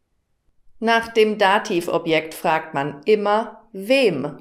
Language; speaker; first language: German; native; German